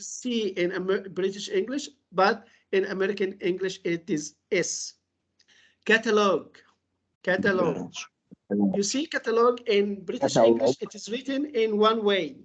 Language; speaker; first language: English; non-native, fluent; Arabic